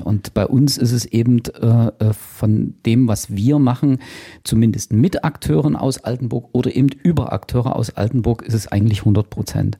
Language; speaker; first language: German; native; German